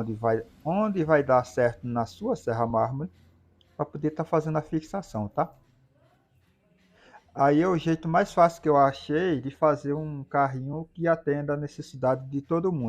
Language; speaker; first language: Portuguese; native; Portuguese